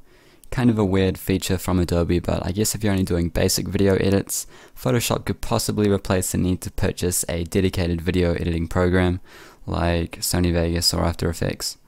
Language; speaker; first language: English; native; English